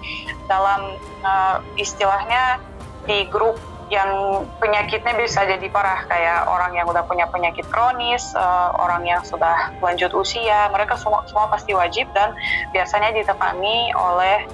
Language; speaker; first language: Indonesian; non-native, fluent; Russian